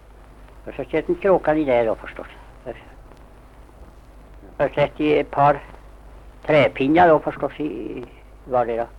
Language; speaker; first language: Swedish; native; Swedish